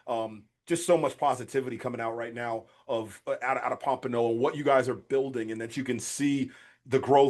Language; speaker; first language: English; native; English